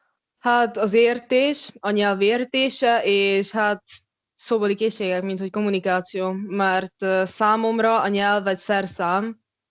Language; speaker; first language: Hungarian; non-native, local second language; Russian